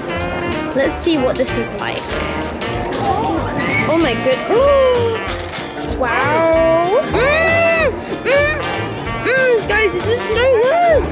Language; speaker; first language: English; native; English